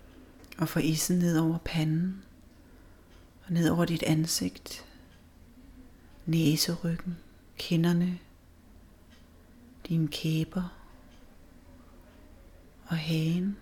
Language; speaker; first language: Danish; native; Danish